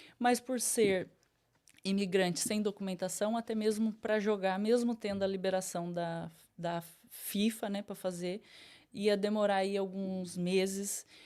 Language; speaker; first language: Portuguese; native; Portuguese